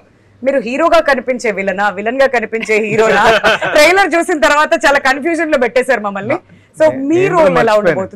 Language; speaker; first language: Telugu; native; Telugu